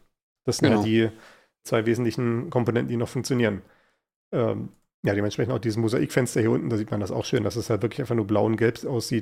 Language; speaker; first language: German; native; German